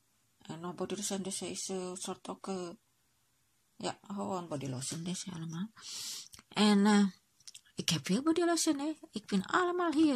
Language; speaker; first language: Dutch; non-native, learner; Indonesian